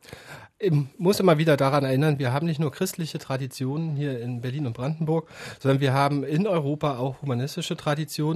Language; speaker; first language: German; native; German